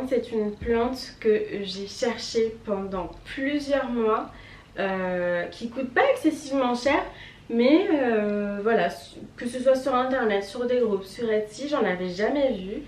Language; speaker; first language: French; native; French